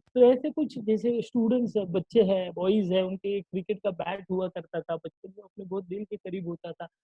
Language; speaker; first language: Hindi; non-native, local second language; Marathi